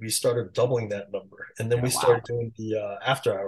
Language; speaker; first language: English; early bilingual, other home language; Chinese